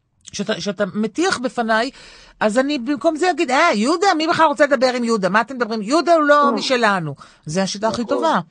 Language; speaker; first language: Hebrew; native; Hebrew